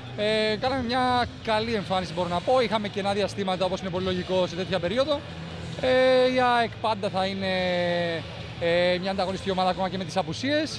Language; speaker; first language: Greek; native; Greek